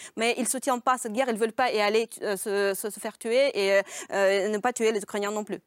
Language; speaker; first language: French; non-native, fluent; Russian